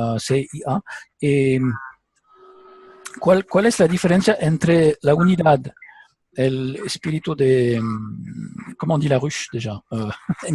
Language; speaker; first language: Spanish; non-native, learner; French